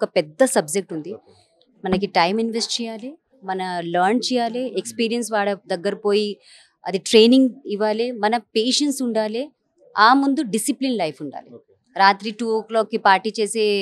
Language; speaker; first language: Telugu; non-native, local second language; Hindi